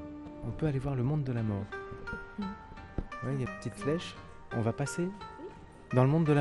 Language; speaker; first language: French; native; French